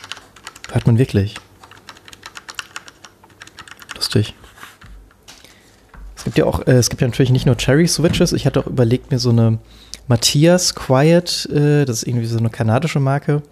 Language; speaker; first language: German; native; German